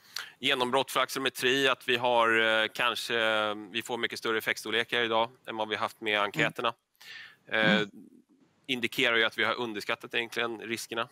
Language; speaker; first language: Swedish; native; Swedish